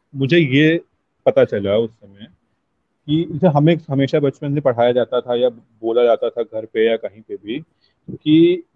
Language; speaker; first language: Hindi; native; Hindi